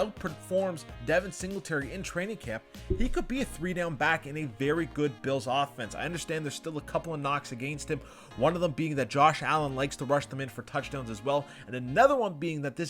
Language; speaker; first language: English; native; English